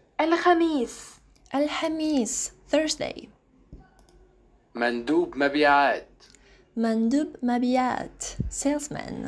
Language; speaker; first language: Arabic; non-native, learner; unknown